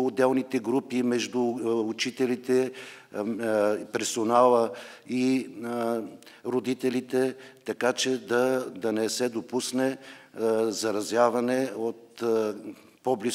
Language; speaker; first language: Bulgarian; native; Bulgarian